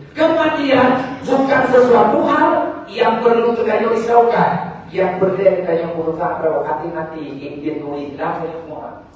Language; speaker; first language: Malay; non-native, local second language; Achinese